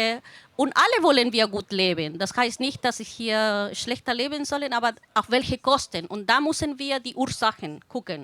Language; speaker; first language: German; non-native, fluent; Spanish